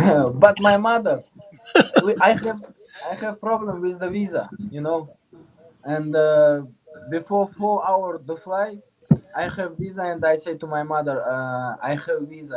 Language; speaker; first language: English; non-native, learner; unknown